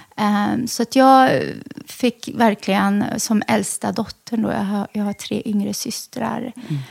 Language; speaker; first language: Swedish; early bilingual, other home language; Arabic